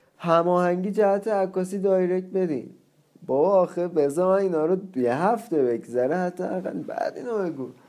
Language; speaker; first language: Persian; native; Persian